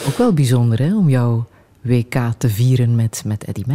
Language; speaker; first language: Dutch; native; Dutch